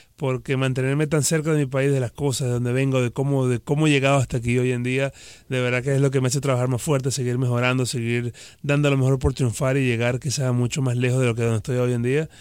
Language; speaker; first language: Spanish; native; Spanish